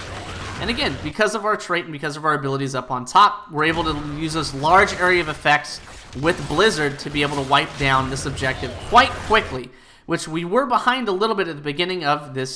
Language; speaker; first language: English; native; English